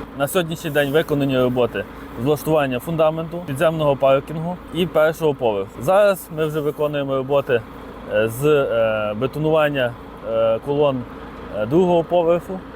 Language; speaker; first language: Ukrainian; native; Ukrainian